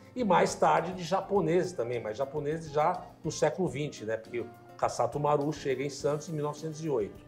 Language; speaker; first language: Portuguese; native; Portuguese